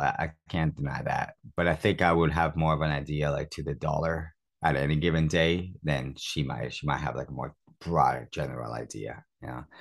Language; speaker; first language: English; early bilingual, other home language; Spanish